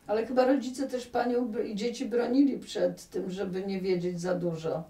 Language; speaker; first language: Polish; native; Polish